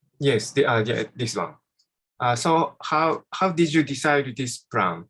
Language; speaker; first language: English; non-native, fluent; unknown